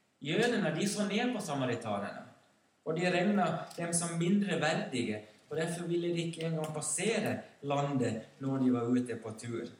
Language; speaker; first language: Swedish; native; Swedish